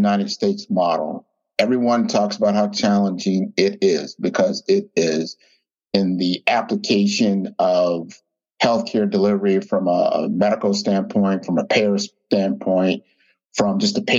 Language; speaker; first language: English; native; English